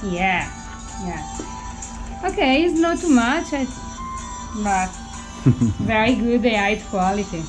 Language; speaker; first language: English; non-native, learner; Italian